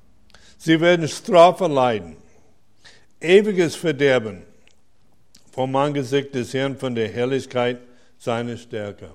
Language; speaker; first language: German; non-native, fluent; English